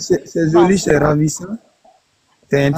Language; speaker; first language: French; non-native, learner; Arabic